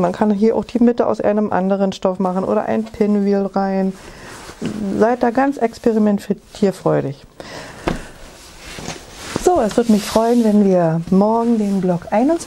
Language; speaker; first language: German; native; German